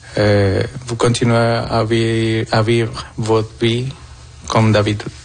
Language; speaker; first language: French; non-native, fluent; Spanish